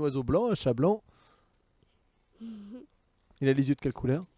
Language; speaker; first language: French; native; French